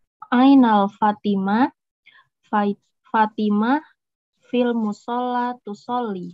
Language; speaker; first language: Arabic; non-native, learner; Indonesian